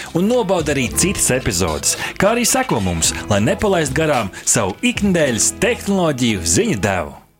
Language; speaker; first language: Latvian; native; Latvian